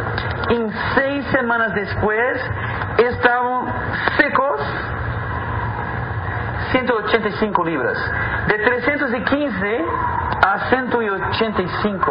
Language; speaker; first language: Spanish; non-native, fluent; Portuguese